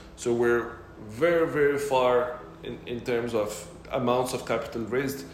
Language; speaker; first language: English; non-native, fluent; Arabic